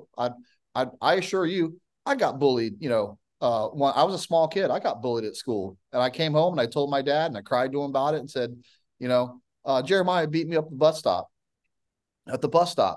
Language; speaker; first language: English; native; English